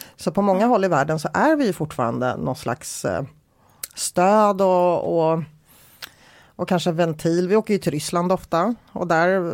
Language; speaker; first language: Swedish; early bilingual, other home language; Polish